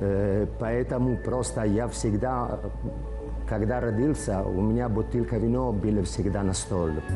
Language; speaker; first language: Russian; non-native, learner; Italian